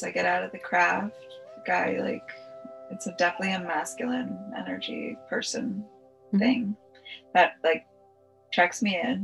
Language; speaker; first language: English; native; English